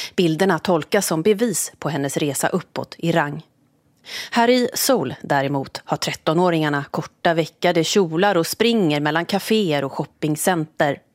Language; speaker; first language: Swedish; native; Swedish